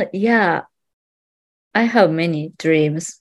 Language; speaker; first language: English; non-native, learner; Japanese